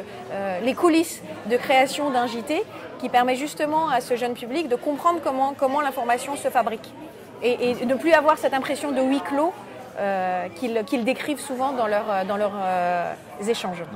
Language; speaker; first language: French; native; French